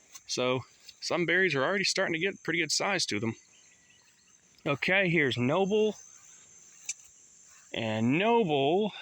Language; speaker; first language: English; native; English